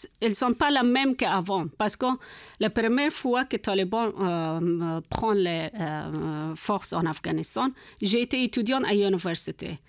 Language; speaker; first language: French; non-native, learner; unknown